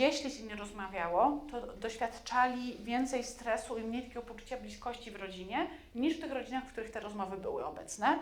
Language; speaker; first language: Polish; native; Polish